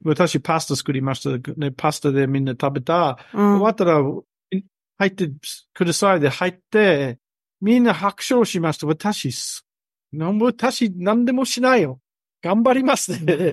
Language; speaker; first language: Japanese; non-native, learner; English